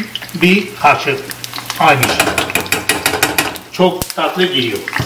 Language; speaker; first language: Turkish; non-native, learner; Arabic